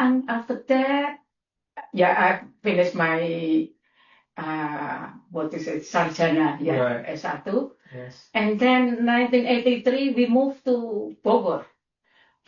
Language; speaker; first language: English; non-native, learner; Indonesian